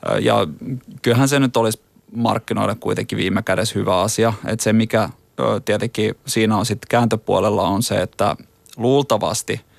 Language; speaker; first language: Finnish; native; Finnish